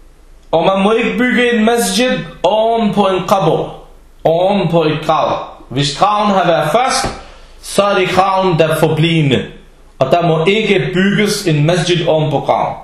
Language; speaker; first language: Danish; early bilingual, other home language; Arabic